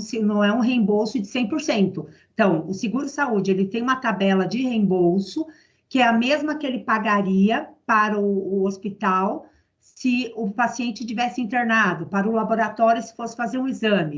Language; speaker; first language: Portuguese; native; Portuguese